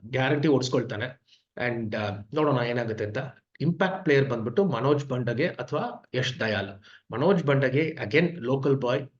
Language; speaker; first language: Kannada; non-native, local second language; Tamil